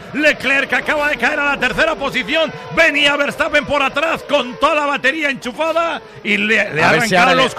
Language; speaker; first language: Spanish; native; Spanish